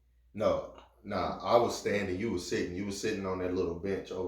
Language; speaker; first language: English; native; English